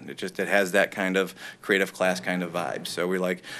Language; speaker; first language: English; native; English